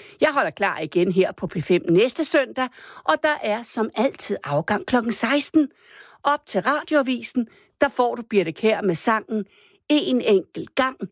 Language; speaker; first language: Danish; native; Danish